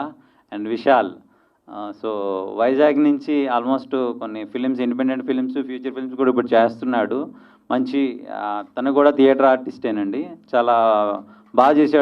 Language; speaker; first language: Telugu; native; Telugu